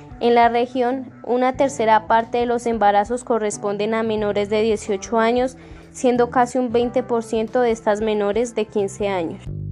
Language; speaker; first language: Spanish; native; Spanish